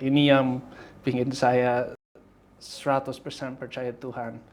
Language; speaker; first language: Indonesian; non-native, fluent; English